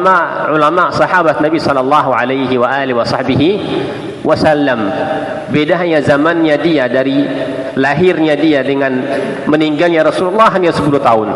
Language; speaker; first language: Indonesian; non-native, fluent; Arabic